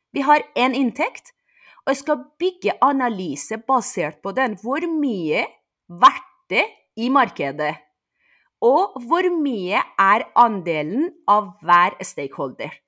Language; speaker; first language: Norwegian; non-native, fluent; Persian